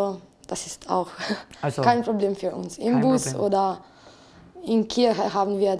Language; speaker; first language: German; non-native, fluent; Slovenian